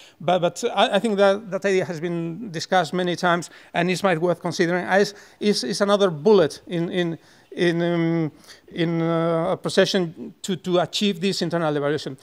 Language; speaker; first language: English; non-native, fluent; Spanish